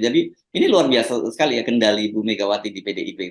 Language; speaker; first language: Indonesian; native; Indonesian